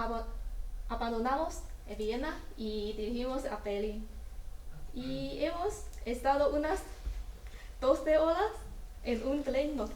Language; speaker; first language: Spanish; non-native, learner; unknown